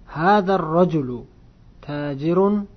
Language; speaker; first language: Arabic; non-native, fluent; Uzbek